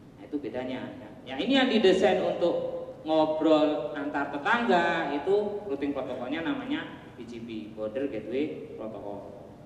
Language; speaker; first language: Indonesian; non-native, local second language; Javanese